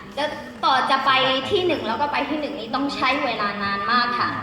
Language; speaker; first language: Thai; non-native, fluent; Burmese